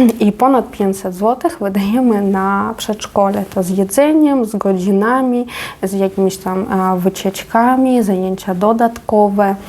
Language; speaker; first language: Polish; non-native, fluent; Ukrainian